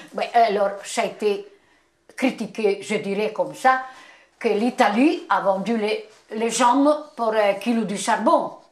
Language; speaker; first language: French; non-native, fluent; Italian